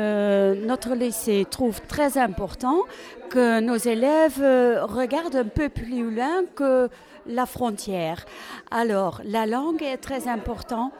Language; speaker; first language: French; non-native, fluent; Dutch